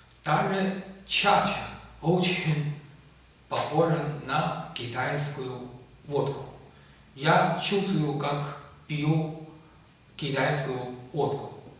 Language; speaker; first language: Russian; non-native, learner; Chinese